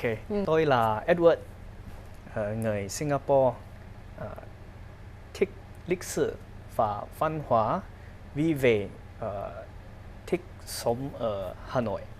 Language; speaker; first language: Vietnamese; non-native, learner; English